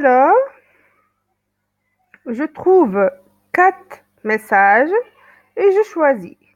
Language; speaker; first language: French; non-native, local second language; Arabic